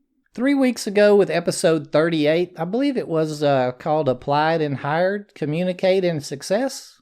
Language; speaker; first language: English; native; English